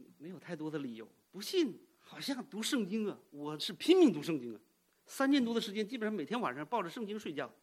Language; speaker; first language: Chinese; early bilingual, heritage; Cantonese